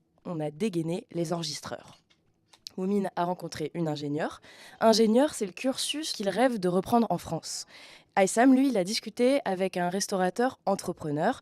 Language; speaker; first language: French; native; French